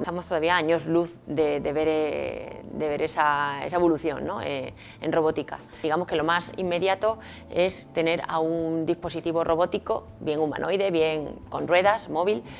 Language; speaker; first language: Spanish; native; Spanish